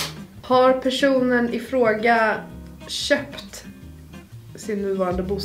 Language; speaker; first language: Swedish; native; Swedish